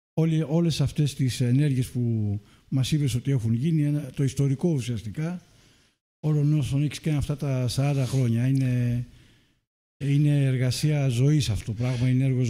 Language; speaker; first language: Greek; native; Greek